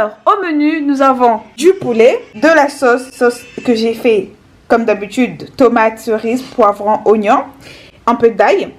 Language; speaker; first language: French; native; French